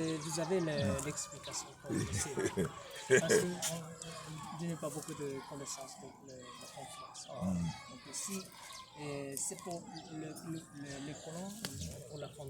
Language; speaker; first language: French; non-native, fluent; Japanese